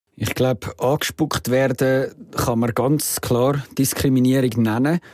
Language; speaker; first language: German; native; German